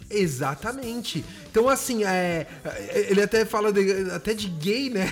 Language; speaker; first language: Portuguese; native; Portuguese